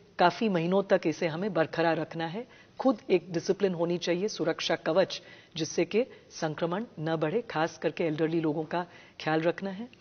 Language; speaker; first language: Hindi; non-native, local second language; Gujarati